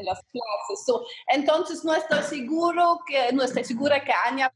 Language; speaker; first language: Spanish; non-native, fluent; German